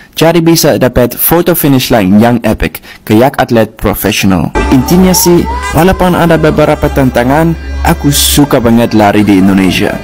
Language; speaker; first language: Indonesian; non-native, fluent; Dutch